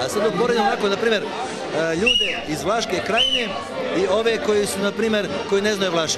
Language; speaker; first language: Bosnian; native; Bosnian